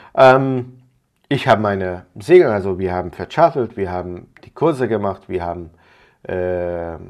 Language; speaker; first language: German; non-native, fluent; Hungarian